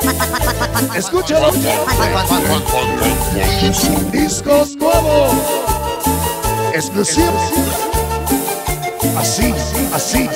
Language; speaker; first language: Spanish; native; Spanish